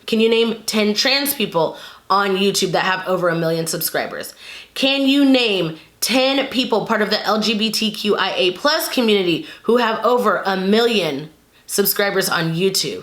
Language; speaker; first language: English; native; English